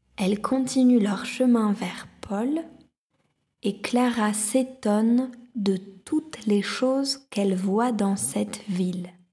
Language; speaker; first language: French; native; French